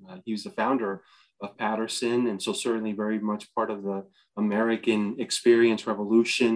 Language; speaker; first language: English; native; English